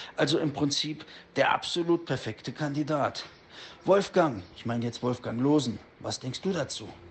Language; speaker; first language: German; native; German